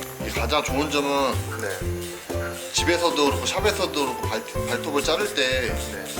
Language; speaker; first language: Korean; native; Korean